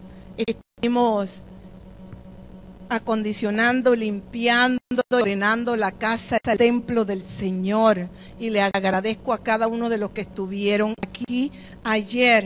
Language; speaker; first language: Spanish; native; Spanish